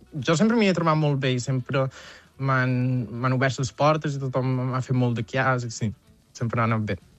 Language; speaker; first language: Catalan; native; Catalan